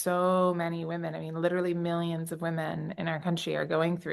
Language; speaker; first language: English; native; English